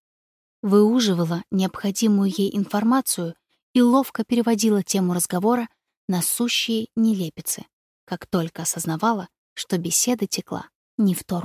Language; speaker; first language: Russian; native; Russian